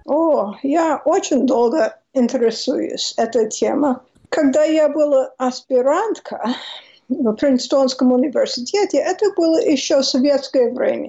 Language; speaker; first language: Russian; non-native, fluent; English